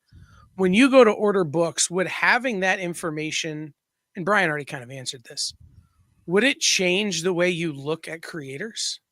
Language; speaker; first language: English; native; English